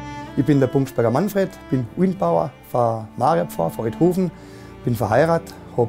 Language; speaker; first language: German; native; German